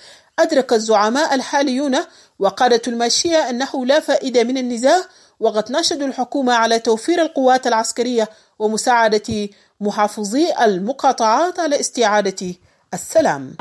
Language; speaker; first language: Arabic; native; Arabic